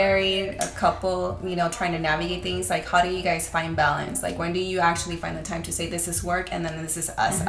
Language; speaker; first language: English; early bilingual, other home language; Spanish